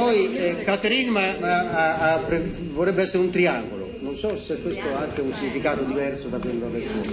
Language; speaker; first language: Italian; native; Italian